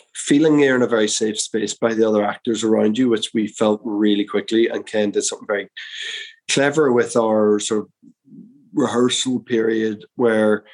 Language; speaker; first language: English; native; English